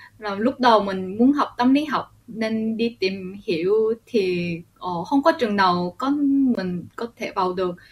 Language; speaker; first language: Vietnamese; early bilingual, other home language; Korean